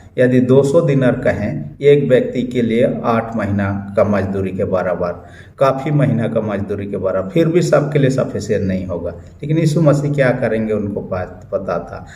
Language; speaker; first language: Hindi; non-native, local second language; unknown